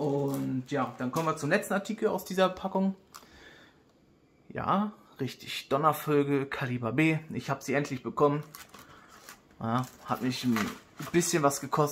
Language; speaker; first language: German; native; German